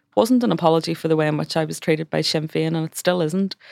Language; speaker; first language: English; native; English